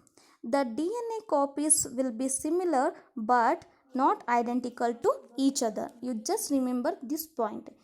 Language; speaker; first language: English; non-native, local second language; Kannada